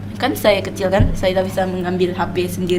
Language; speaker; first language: Indonesian; non-native, local second language; English